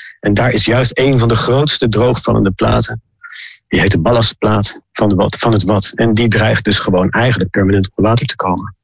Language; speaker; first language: Dutch; native; Dutch